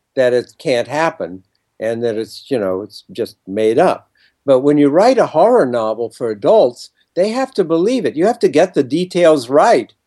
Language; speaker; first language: English; native; English